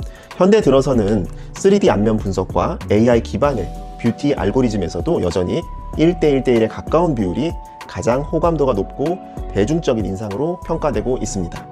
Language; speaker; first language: Korean; native; Korean